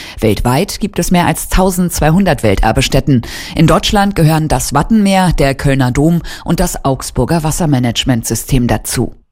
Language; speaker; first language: German; native; German